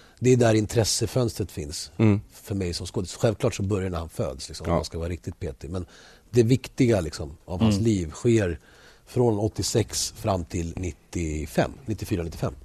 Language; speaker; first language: Swedish; early bilingual, other home language; Spanish